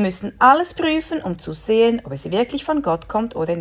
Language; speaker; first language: German; native; German